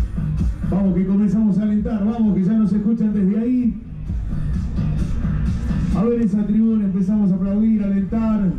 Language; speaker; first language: Spanish; native; Spanish